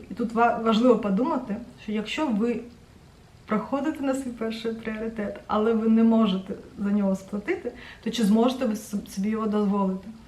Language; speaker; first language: Ukrainian; non-native, local second language; Russian